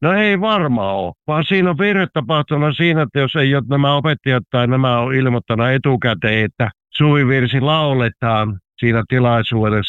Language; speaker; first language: Finnish; native; Finnish